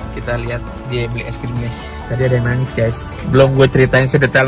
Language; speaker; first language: Indonesian; native; Indonesian